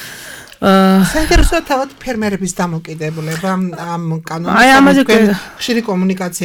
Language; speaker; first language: Georgian; native; Georgian